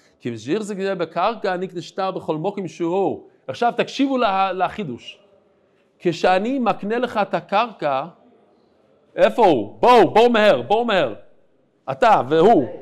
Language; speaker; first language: Hebrew; non-native, fluent; English